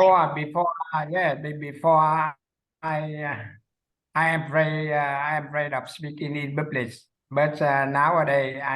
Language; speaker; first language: English; non-native, learner; Vietnamese